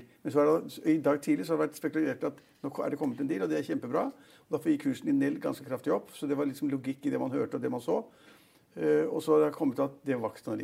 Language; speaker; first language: Norwegian; native; Norwegian